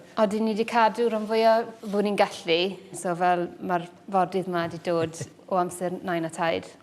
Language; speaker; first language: Welsh; native; Welsh